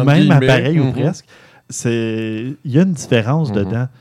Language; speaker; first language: French; native; French